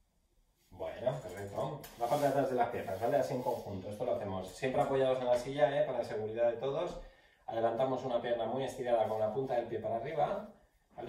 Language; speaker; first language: Spanish; native; Spanish